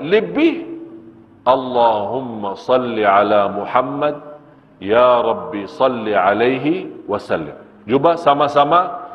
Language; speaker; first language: Indonesian; non-native, fluent; Arabic